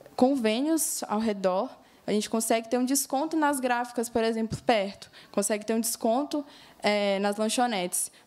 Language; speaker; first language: Portuguese; native; Portuguese